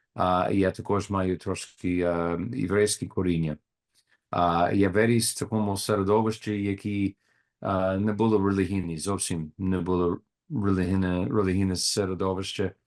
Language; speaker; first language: Ukrainian; non-native, learner; English